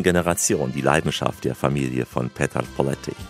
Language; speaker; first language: German; native; German